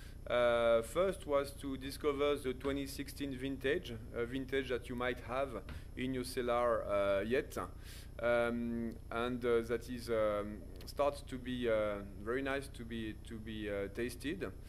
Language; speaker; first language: English; non-native, fluent; French